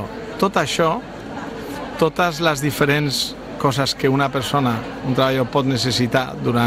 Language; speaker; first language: Catalan; non-native, local second language; Spanish